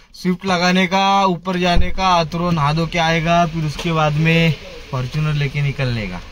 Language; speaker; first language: Hindi; non-native, local second language; Marathi